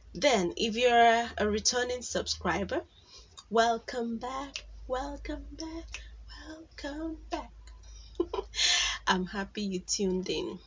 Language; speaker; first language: English; non-native, local second language; Igbo